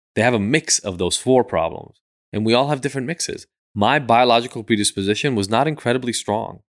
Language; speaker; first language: English; early bilingual, other home language; Hebrew